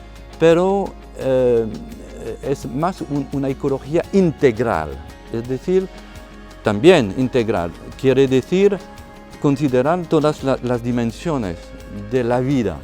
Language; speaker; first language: Spanish; non-native, fluent; French